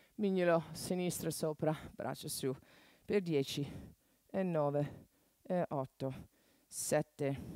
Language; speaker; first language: Italian; non-native, fluent; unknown